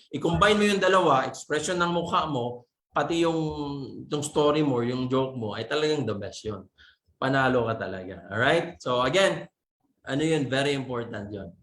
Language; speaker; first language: Filipino; non-native, local second language; Cebuano